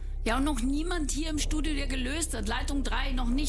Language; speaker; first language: German; native; German